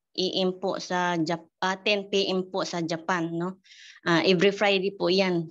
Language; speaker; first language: Filipino; non-native, local second language; Cebuano